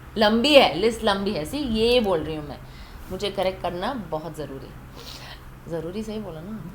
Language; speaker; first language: Hindi; non-native, fluent; Persian